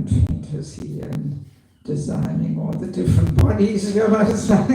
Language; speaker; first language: English; non-native, fluent; German